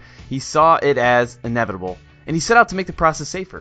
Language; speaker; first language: English; native; English